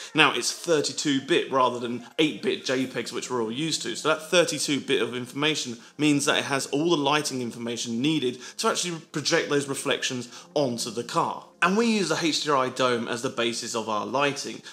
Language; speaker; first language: English; native; English